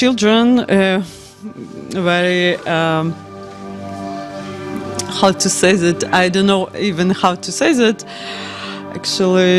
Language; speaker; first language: English; non-native, learner; Ukrainian